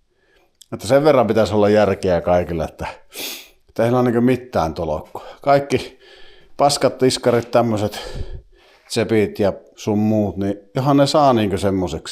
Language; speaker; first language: Finnish; native; Finnish